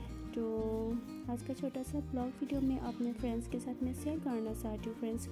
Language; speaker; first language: Hindi; non-native, local second language; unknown